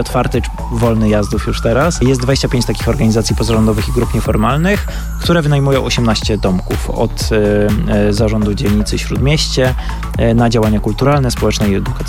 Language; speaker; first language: Polish; native; Polish